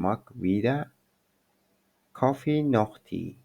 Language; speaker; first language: German; non-native, learner; Turkish